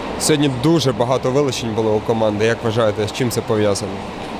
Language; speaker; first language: Ukrainian; native; Ukrainian